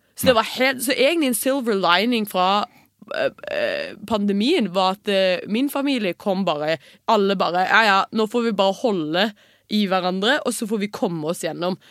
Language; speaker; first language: Norwegian; early bilingual, heritage; Norwegian